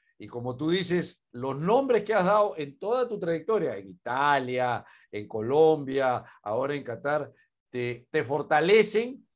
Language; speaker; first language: Spanish; native; Spanish